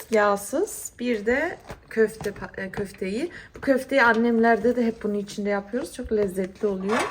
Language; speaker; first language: Turkish; early bilingual, heritage; Turkish